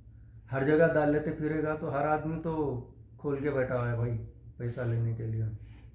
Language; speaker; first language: Hindi; native; Hindi